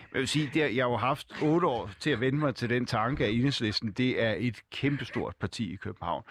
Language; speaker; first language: Danish; native; Danish